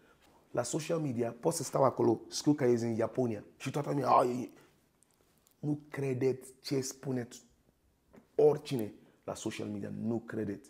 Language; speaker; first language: Romanian; non-native, fluent; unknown